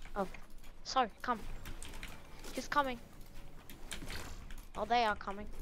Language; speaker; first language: English; non-native, learner; German